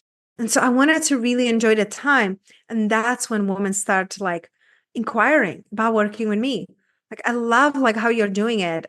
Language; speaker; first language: English; non-native, fluent; Czech